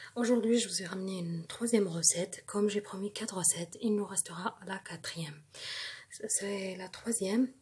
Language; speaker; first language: French; non-native, local second language; Arabic